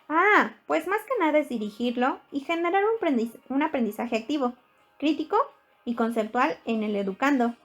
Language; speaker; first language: Spanish; native; Spanish